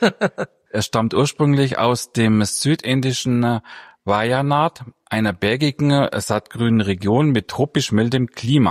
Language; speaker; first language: German; native; German